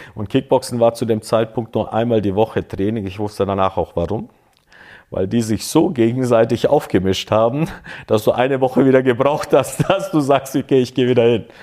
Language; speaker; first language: German; early bilingual, other home language; Croatian